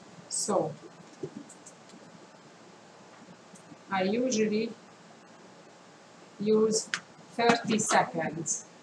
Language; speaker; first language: English; non-native, fluent; Hungarian